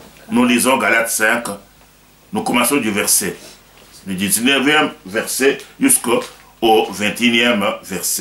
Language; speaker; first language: French; non-native, local second language; Lingala